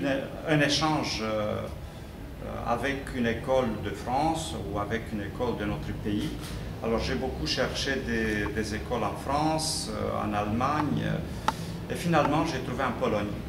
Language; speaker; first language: French; non-native, fluent; Romanian